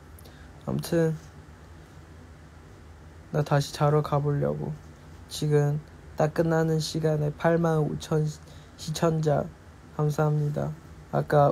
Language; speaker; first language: Korean; non-native, fluent; Chinese